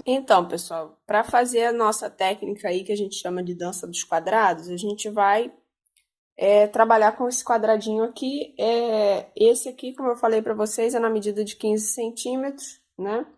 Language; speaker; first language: Portuguese; native; Portuguese